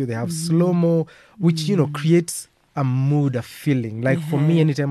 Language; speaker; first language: English; non-native, local second language; Kamba